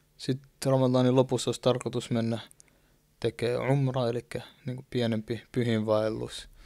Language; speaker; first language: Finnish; early bilingual, other home language; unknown